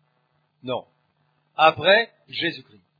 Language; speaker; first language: French; native; French